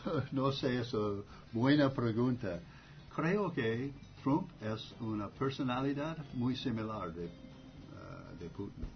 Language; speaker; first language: Spanish; non-native, learner; English